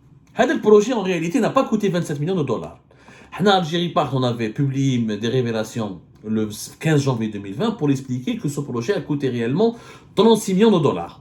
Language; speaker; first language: French; non-native, local second language; Arabic